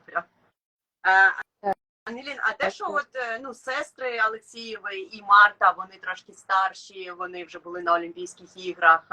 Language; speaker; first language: Ukrainian; native; Ukrainian